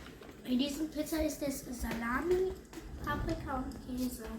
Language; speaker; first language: German; early bilingual, other home language; Serbian